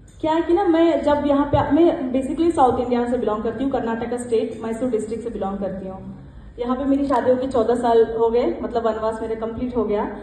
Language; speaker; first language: Hindi; non-native, local second language; Kannada